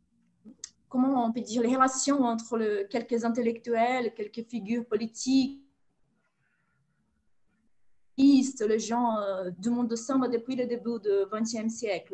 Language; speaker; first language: French; non-native, fluent; Portuguese